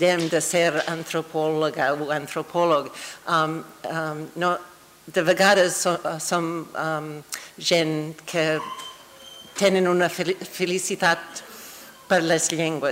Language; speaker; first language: Catalan; non-native, fluent; English